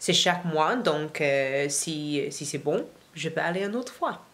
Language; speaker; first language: French; non-native, learner; English